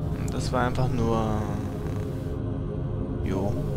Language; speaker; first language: German; native; German